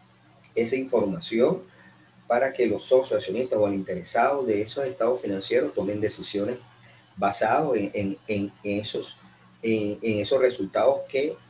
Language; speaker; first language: Spanish; native; Spanish